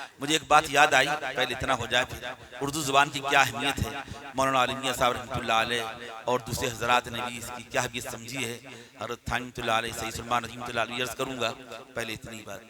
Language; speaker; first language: Urdu; native; Urdu